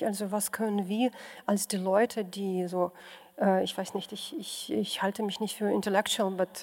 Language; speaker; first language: German; non-native, fluent; Russian